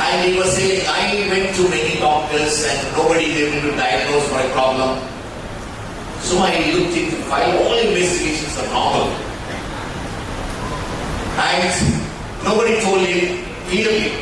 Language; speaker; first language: English; non-native, local second language; Telugu